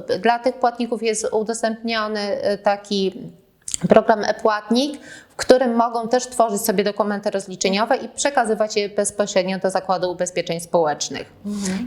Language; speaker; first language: Polish; native; Polish